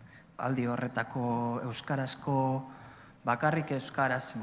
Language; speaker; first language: Basque; non-native, learner; Spanish